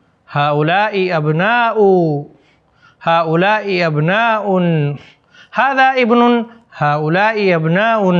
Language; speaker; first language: Arabic; non-native, fluent; Urdu